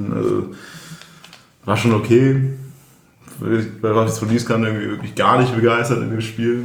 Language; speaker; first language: German; native; German